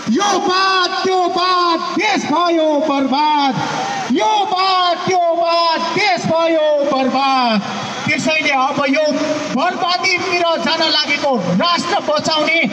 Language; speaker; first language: Nepali; non-native, local second language; Newari